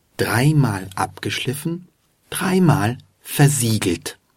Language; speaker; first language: German; native; German